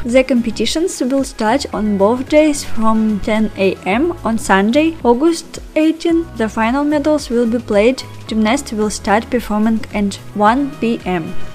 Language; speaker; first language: English; non-native, learner; Russian